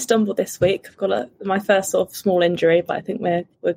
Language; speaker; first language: English; native; English